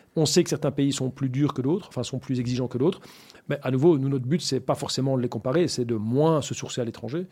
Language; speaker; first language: French; native; French